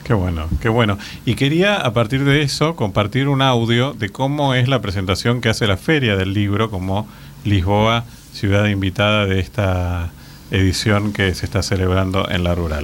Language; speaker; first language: Spanish; native; Spanish